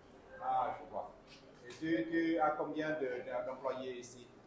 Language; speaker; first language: French; non-native, fluent; Vietnamese